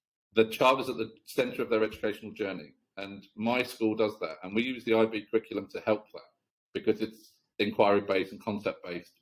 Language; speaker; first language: English; native; English